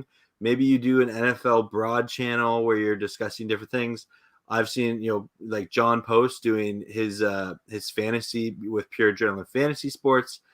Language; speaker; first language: English; native; English